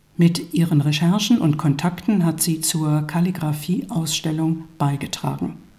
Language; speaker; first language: German; native; German